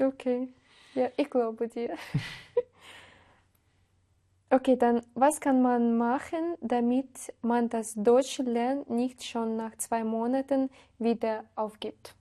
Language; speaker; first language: German; non-native, learner; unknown